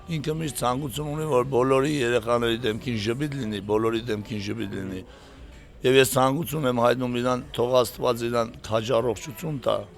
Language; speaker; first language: Armenian; native; Armenian